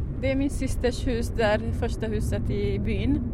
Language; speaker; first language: Swedish; non-native, fluent; Arabic